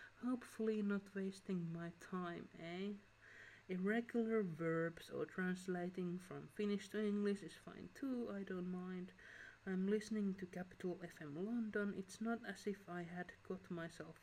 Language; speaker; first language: English; non-native, fluent; Finnish